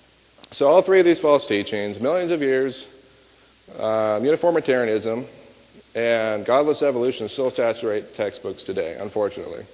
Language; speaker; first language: English; native; English